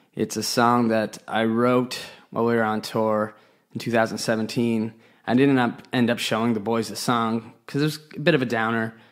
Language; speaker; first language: English; native; English